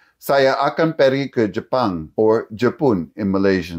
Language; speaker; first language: Indonesian; non-native, fluent; English